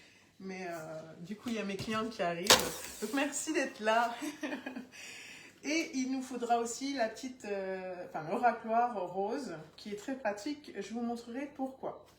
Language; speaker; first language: French; native; French